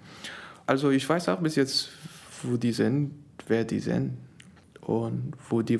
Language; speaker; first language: German; non-native, fluent; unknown